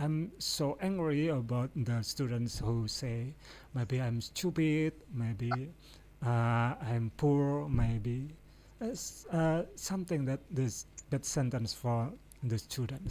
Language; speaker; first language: English; non-native, fluent; Indonesian